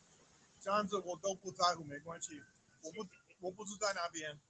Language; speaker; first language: Chinese; non-native, learner; English